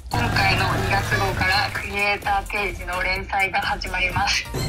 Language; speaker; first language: Japanese; native; Japanese